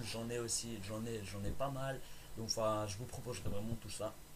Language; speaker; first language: French; native; French